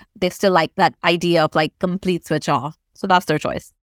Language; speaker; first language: English; non-native, local second language; Urdu